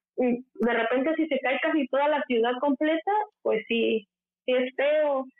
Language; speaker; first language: Spanish; native; Spanish